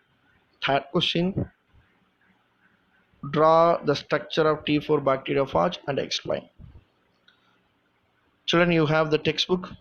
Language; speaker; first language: English; non-native, local second language; Tamil